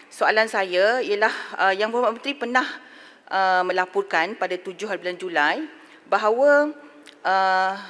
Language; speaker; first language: Malay; native; Malay